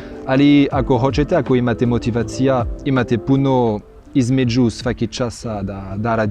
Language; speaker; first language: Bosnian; non-native, learner; French